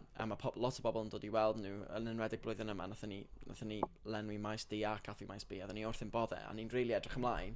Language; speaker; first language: Welsh; native; Welsh